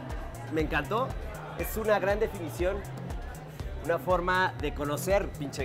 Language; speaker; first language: Spanish; native; Spanish